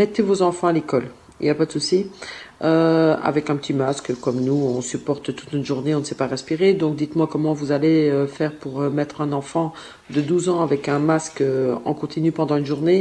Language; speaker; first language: French; native; French